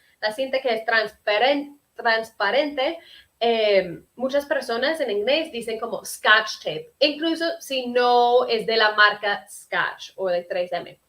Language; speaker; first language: Spanish; non-native, fluent; English